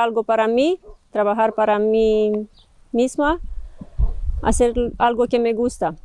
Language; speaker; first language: Spanish; non-native, fluent; Romanian